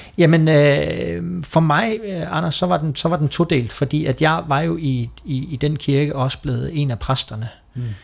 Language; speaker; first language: Danish; native; Danish